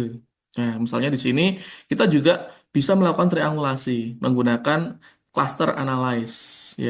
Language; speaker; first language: Indonesian; native; Indonesian